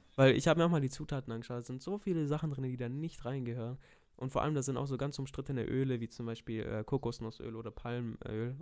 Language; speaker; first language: German; early bilingual, other home language; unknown